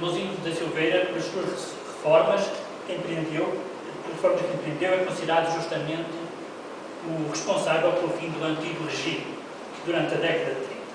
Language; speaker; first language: Portuguese; native; Portuguese